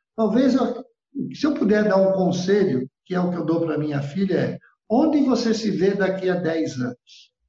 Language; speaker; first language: Portuguese; early bilingual, other home language; Italian